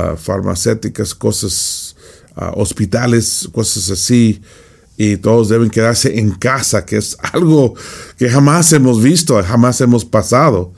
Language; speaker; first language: Spanish; non-native, fluent; English